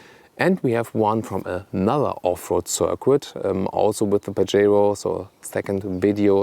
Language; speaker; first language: English; non-native, fluent; German